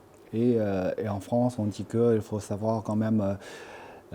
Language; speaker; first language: French; non-native, fluent; Chinese